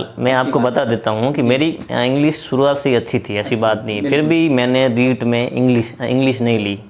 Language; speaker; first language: Hindi; native; Hindi